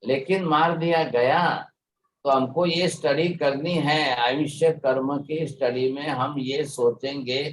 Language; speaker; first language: Hindi; non-native, local second language; Gujarati